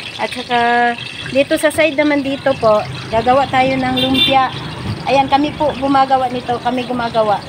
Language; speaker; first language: Filipino; native; Filipino